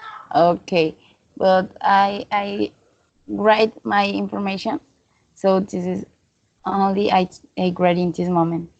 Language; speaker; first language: English; non-native, learner; Spanish